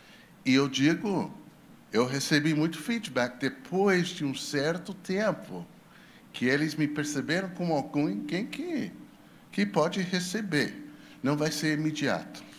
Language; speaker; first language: Portuguese; non-native, fluent; English